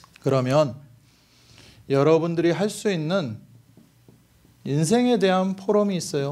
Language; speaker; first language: Korean; native; Korean